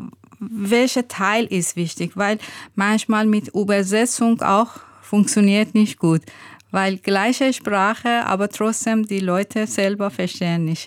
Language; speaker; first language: German; non-native, learner; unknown